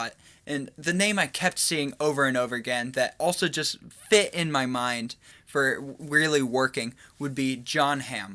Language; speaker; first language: English; native; English